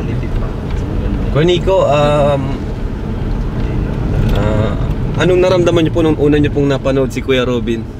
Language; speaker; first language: Filipino; native; Filipino